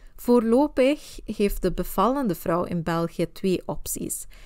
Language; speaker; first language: Dutch; non-native, fluent; Swedish